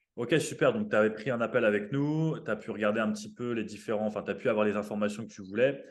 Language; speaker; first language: French; native; French